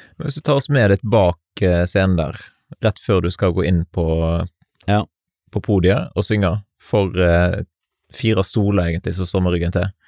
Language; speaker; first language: Norwegian; native; Norwegian